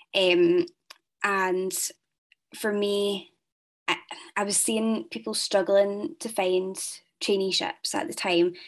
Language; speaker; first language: English; native; English